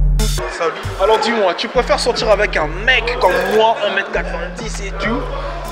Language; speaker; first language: French; native; French